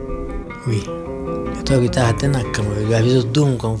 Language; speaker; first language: French; non-native, learner; Portuguese